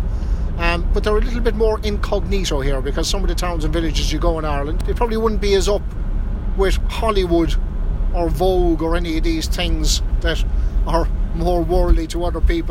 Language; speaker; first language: English; native; English